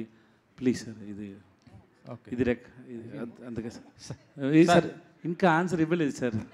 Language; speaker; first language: Telugu; non-native, learner; Tamil